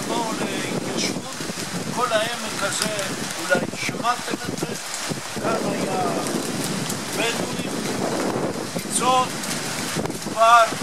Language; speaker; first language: Hebrew; non-native, fluent; Italian